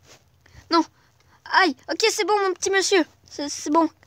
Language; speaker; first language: French; native; French